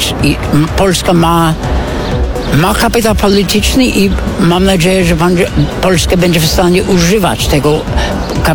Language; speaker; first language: Polish; non-native, fluent; English